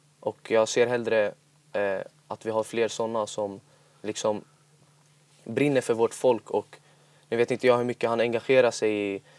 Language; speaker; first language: Swedish; early bilingual, other home language; Assyrian Neo-Aramaic